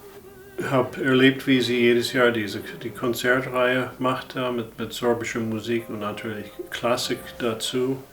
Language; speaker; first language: German; non-native, fluent; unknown